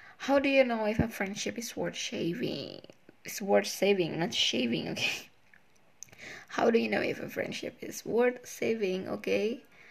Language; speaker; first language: English; non-native, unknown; Indonesian